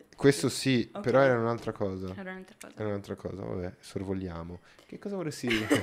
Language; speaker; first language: Italian; non-native, fluent; Portuguese